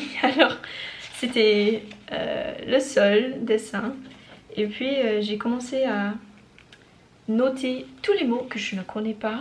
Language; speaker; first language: French; non-native, learner; English